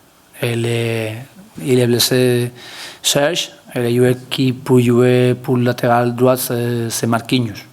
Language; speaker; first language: French; non-native, learner; Spanish